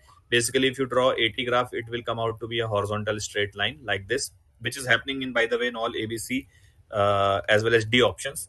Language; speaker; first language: English; non-native, local second language; Hindi